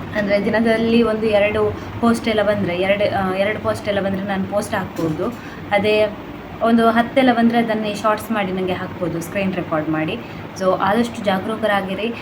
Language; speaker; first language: Kannada; non-native, local second language; Tulu